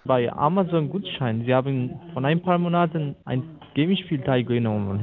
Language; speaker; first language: German; non-native, learner; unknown